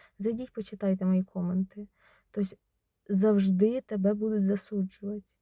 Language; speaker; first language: Ukrainian; native; Ukrainian